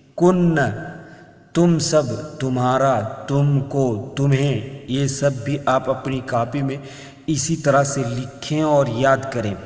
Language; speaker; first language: Urdu; native; Urdu